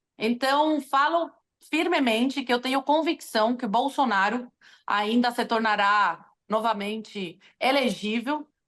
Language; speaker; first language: Portuguese; non-native, fluent; Spanish